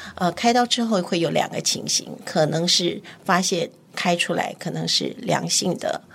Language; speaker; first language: Chinese; native; Chinese